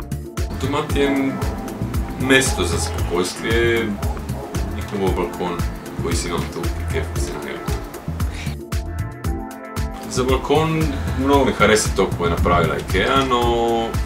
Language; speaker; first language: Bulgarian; non-native, learner; Croatian